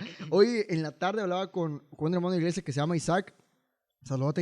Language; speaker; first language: Spanish; native; Spanish